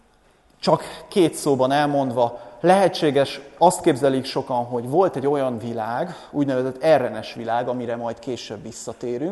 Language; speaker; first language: Hungarian; native; Hungarian